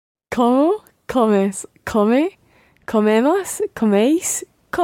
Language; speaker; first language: Spanish; non-native, learner; English